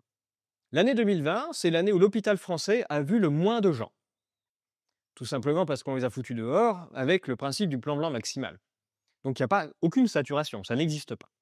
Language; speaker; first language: French; native; French